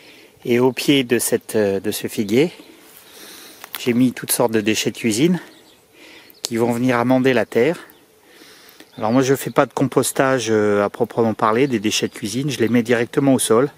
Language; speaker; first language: French; native; French